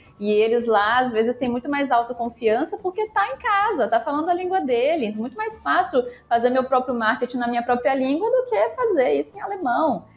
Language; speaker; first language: Portuguese; native; Portuguese